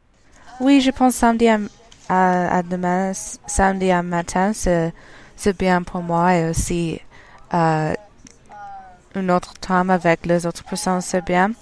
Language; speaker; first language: French; non-native, learner; English